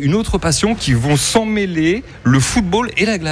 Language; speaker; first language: French; native; French